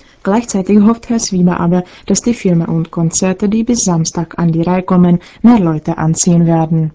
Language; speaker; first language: German; native; German